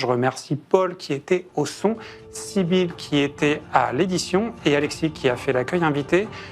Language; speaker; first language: French; native; French